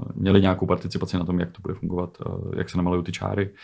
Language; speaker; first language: Czech; native; Czech